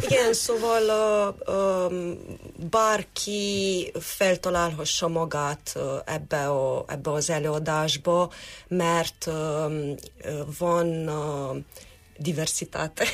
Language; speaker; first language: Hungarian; non-native, local second language; Romanian